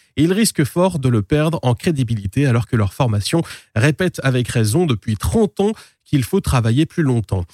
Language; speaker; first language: French; native; French